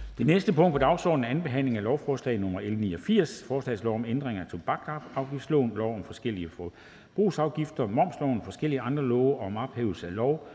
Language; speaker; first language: Danish; native; Danish